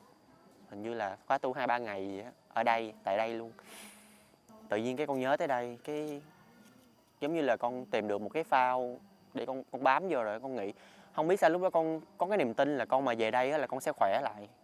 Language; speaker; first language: Vietnamese; native; Vietnamese